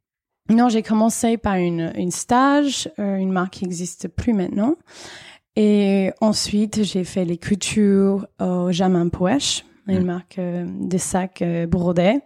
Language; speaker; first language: French; non-native, fluent; English